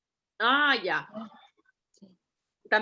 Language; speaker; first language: Spanish; native; Spanish